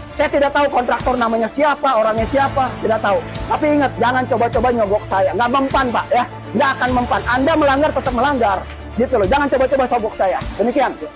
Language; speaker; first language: Indonesian; native; Indonesian